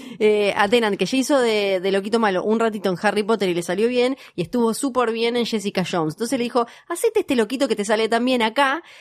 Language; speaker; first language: Spanish; native; Spanish